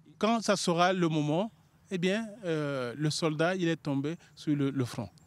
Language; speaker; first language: French; non-native, local second language; Sango